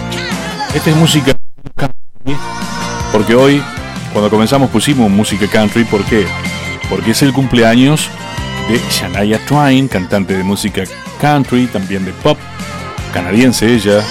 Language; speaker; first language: Spanish; native; Spanish